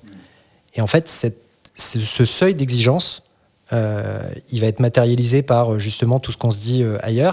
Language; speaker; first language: French; native; French